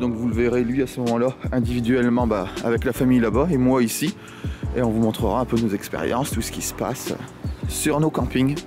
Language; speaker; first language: French; native; French